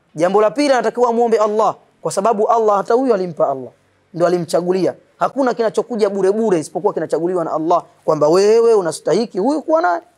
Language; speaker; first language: Swahili; native; Swahili